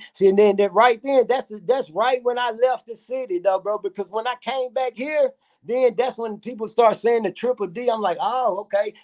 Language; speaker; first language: English; native; English